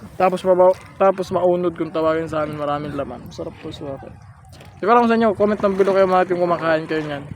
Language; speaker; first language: Filipino; non-native, local second language; Masbatenyo